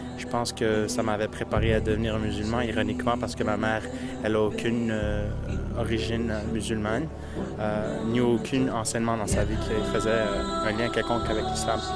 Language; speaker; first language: French; early bilingual, other home language; Portuguese